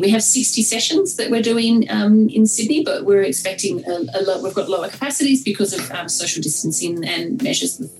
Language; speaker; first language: English; native; English